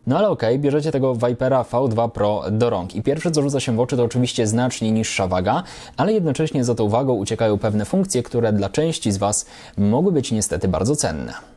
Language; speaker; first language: Polish; native; Polish